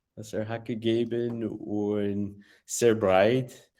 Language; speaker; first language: German; non-native, learner; English